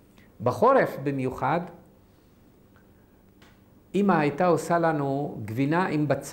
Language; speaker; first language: Hebrew; non-native, fluent; Arabic